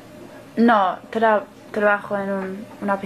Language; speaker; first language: Spanish; non-native, learner; English